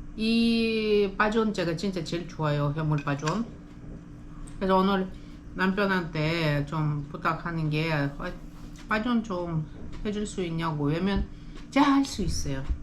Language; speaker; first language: Korean; non-native, fluent; Russian